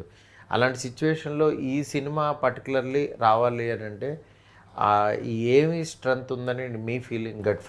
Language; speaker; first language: Telugu; native; Telugu